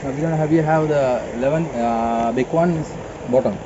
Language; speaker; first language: English; non-native, learner; Tamil